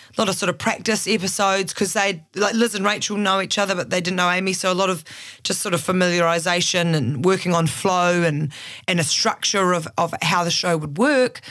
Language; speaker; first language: English; native; English